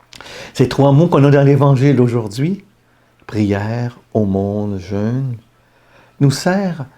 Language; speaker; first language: French; native; French